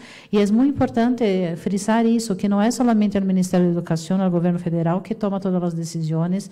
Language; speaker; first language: Spanish; non-native, fluent; Portuguese